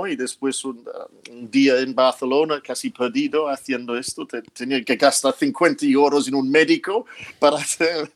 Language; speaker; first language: Spanish; non-native, fluent; English